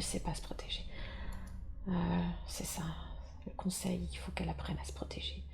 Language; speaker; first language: French; native; French